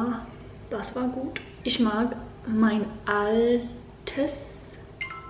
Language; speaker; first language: German; non-native, learner; English